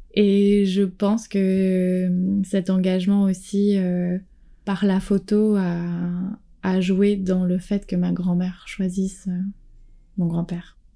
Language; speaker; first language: French; native; French